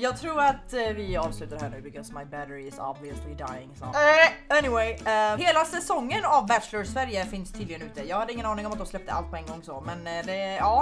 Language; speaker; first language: Swedish; native; Swedish